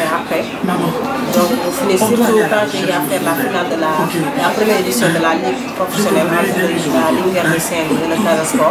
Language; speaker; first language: French; non-native, local second language; Fula